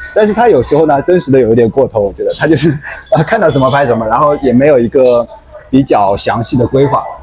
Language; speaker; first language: Chinese; native; Chinese